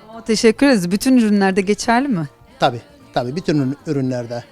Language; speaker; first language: Turkish; native; Turkish